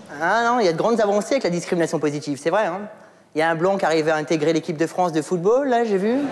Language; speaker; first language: French; early bilingual, other home language; Arabic